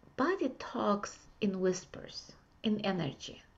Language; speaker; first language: English; non-native, fluent; Russian